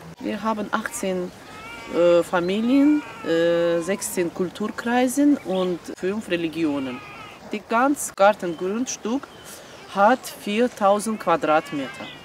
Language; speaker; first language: German; non-native, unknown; Azerbaijani